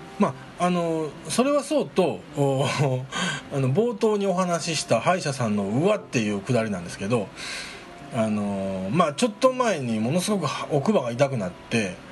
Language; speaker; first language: Japanese; native; Japanese